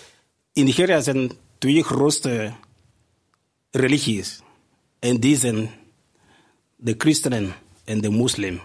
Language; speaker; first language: Dutch; non-native, fluent; Igbo